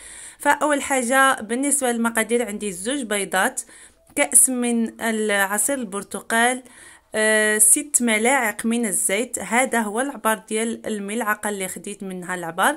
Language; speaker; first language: Arabic; non-native, local second language; Riffian